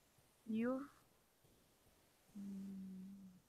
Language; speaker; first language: English; non-native, learner; Spanish